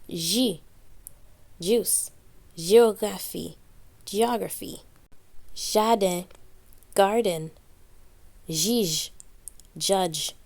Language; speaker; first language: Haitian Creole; early bilingual, heritage; Haitian Creole